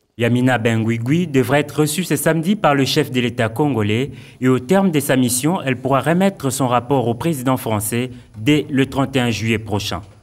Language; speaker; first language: French; non-native, local second language; Lingala